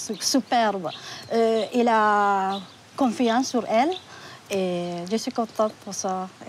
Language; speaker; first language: French; native; French